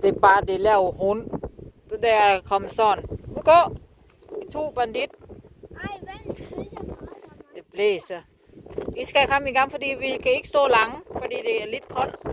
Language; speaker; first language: Danish; non-native, learner; Thai